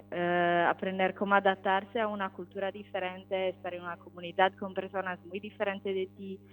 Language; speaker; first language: Spanish; non-native, learner; Italian